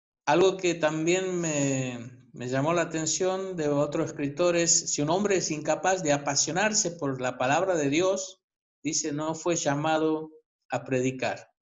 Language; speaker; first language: Spanish; native; Spanish